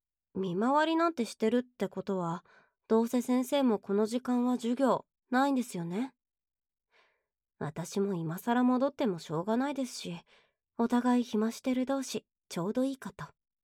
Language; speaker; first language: Japanese; native; Japanese